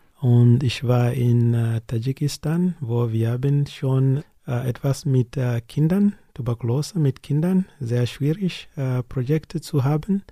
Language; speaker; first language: German; non-native, learner; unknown